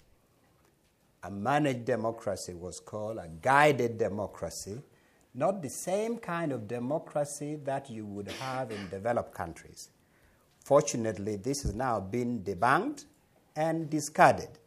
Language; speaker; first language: English; non-native, local second language; Acoli